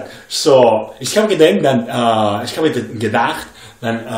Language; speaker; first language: German; non-native, learner; English